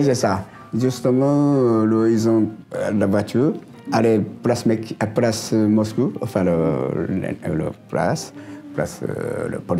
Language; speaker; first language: French; non-native, learner; Japanese